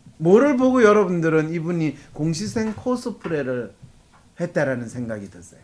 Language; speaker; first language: Korean; native; Korean